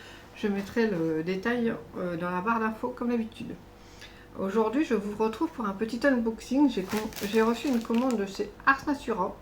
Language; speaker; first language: French; native; French